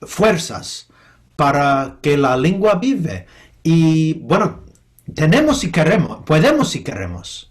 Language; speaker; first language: Spanish; non-native, fluent; English